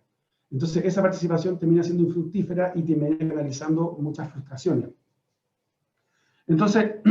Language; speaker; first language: Spanish; native; Spanish